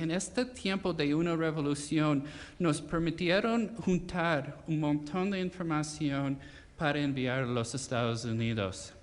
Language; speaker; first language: Spanish; non-native, fluent; English